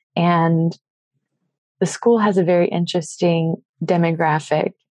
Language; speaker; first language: English; native; English